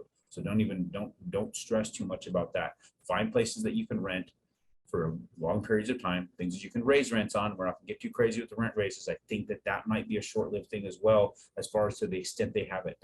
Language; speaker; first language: English; native; English